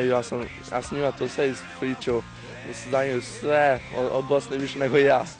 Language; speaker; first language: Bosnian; early bilingual, heritage; Croatian